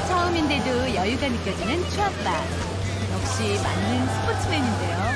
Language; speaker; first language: Korean; native; Korean